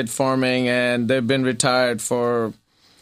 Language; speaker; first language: English; non-native, local second language; Gujarati